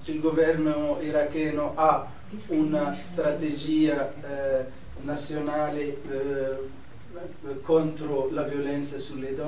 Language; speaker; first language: Italian; non-native, fluent; Arabic